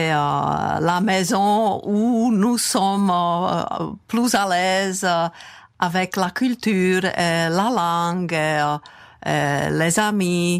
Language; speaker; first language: French; non-native, fluent; Czech